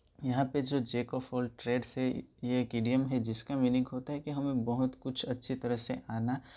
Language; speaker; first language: Hindi; native; Hindi